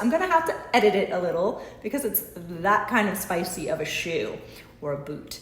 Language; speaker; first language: English; native; English